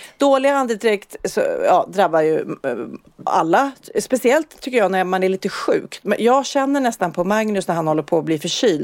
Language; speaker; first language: Swedish; native; Swedish